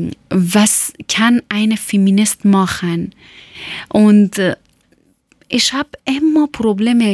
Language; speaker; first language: German; non-native, learner; Persian